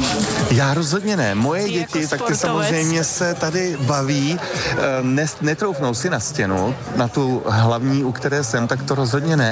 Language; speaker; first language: Czech; native; Czech